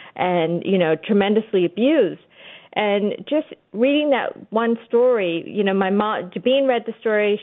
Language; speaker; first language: English; early bilingual, other home language; Urdu